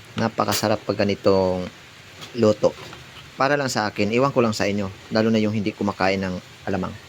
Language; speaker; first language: Filipino; non-native, local second language; Cebuano